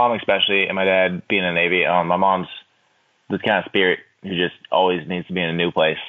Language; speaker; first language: English; native; English